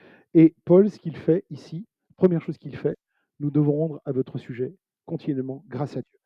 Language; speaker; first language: French; native; French